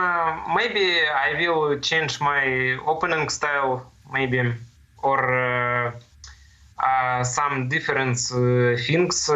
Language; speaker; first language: English; non-native, learner; Russian